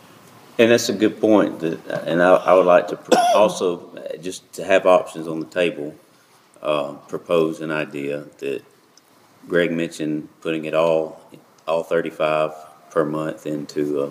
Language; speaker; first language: English; native; English